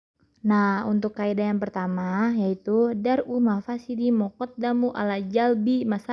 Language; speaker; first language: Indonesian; native; Indonesian